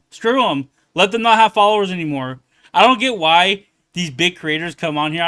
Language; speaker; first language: English; native; English